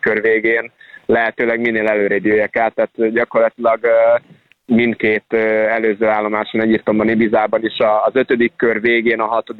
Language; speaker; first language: Hungarian; native; Hungarian